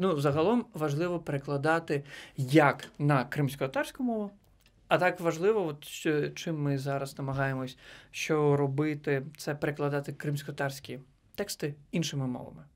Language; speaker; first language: Ukrainian; non-native, local second language; Crimean Tatar